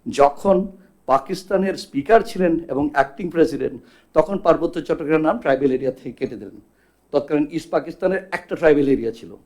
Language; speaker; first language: Bangla; non-native, local second language; Chakma